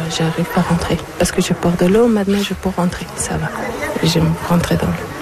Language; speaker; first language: French; non-native, learner; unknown